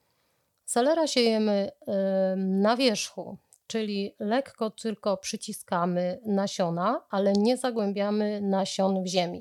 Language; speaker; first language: Polish; native; Polish